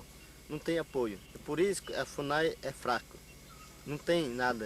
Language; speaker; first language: Portuguese; non-native, local second language; Yanomámi